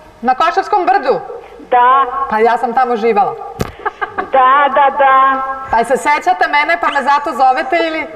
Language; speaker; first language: Serbian; native; Serbian